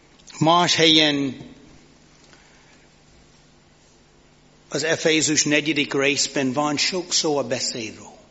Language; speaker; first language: Hungarian; non-native, fluent; English